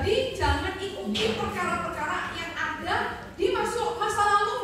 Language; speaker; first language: Indonesian; native; Indonesian